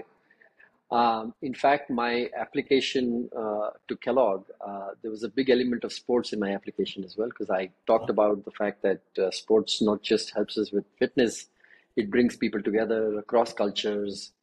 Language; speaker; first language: English; non-native, local second language; Kannada